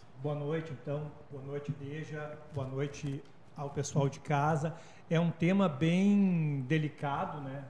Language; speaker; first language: Portuguese; native; Portuguese